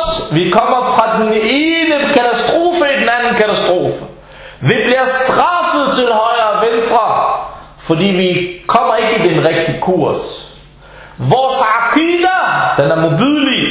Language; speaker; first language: Danish; non-native, fluent; Arabic